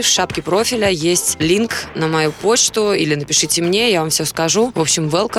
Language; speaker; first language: Russian; native; Russian